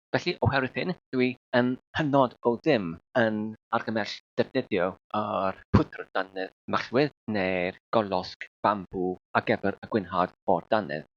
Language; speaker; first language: Welsh; non-native, learner; Filipino